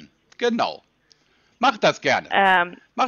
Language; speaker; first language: German; native; German